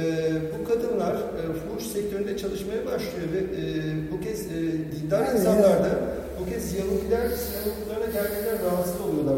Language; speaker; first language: Turkish; native; Turkish